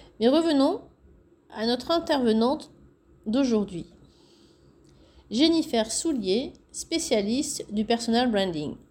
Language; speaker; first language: French; native; French